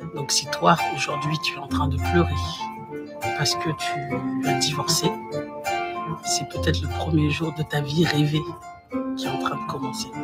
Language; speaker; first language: French; non-native, local second language; Bambara